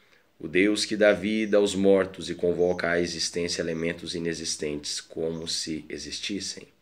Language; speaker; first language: Portuguese; native; Portuguese